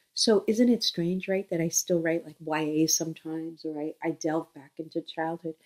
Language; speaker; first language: English; native; English